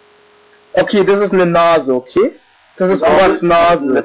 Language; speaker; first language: German; native; German